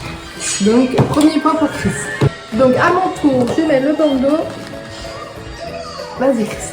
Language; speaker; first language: French; native; French